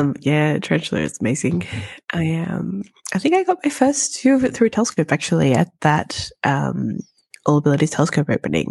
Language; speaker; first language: English; native; English